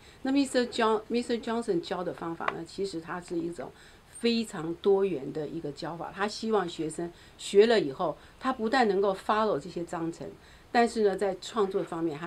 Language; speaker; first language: Chinese; native; Chinese